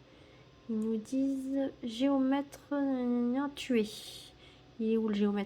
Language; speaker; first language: French; native; French